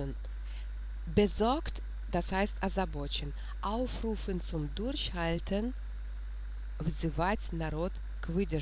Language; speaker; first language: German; non-native, fluent; Russian